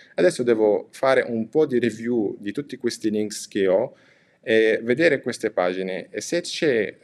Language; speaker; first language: Italian; non-native, fluent; Arabic